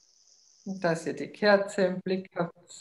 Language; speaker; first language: German; native; German